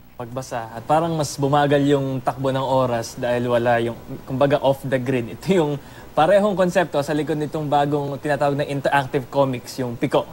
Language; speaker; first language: Filipino; native; Filipino